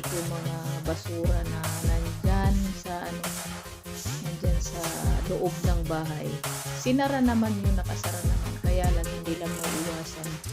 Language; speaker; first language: Filipino; non-native, local second language; Waray